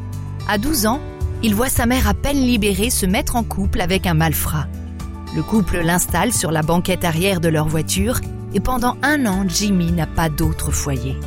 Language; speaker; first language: French; native; French